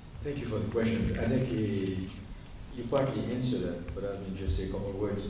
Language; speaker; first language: English; non-native, fluent; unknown